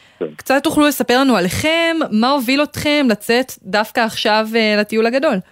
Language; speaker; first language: Hebrew; native; Hebrew